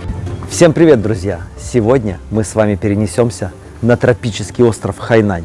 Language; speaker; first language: Russian; native; Russian